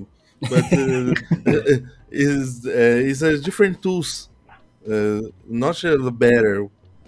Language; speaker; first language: English; non-native, learner; Portuguese